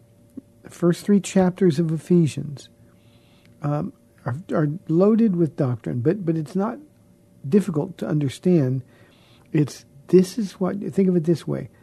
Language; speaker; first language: English; native; English